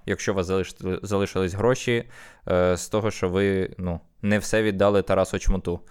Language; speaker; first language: Ukrainian; native; Ukrainian